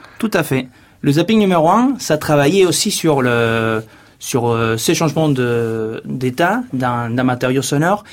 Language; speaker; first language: French; non-native, fluent; Spanish